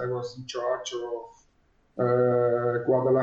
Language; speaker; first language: English; non-native, fluent; Swiss German